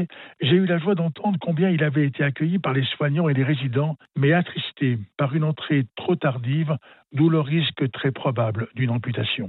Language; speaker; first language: French; native; French